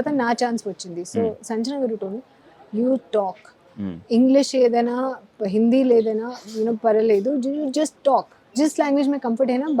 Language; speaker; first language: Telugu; non-native, learner; Hindi